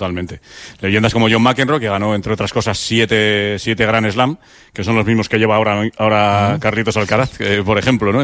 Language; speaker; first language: Spanish; native; Spanish